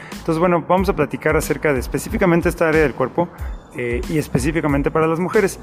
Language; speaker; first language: Spanish; native; Spanish